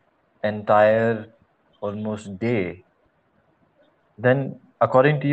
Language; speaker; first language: English; non-native, local second language; Malayalam